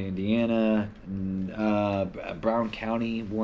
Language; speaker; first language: English; native; English